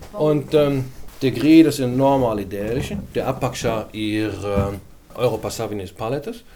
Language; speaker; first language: Latvian; non-native, learner; German